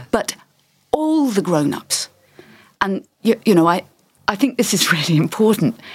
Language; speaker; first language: English; native; English